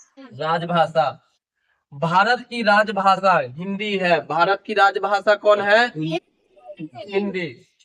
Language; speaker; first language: Hindi; native; Hindi